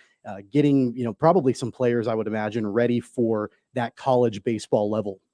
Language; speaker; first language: English; native; English